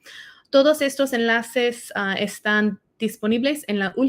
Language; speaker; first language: Spanish; non-native, learner; English